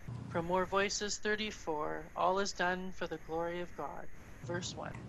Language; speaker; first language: English; native; English